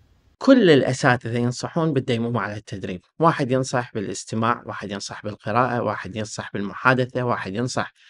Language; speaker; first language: Arabic; native; Arabic